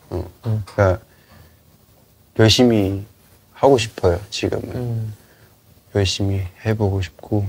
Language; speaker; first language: Korean; non-native, learner; Cantonese